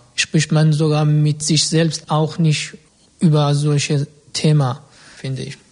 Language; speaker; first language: German; non-native, fluent; Persian